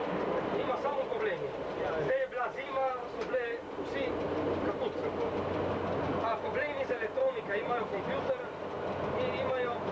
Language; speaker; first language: Slovenian; non-native, learner; Italian